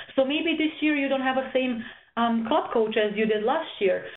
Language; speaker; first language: English; non-native, fluent; Serbian